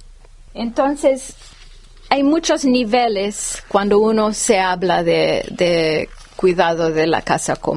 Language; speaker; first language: Spanish; non-native, fluent; English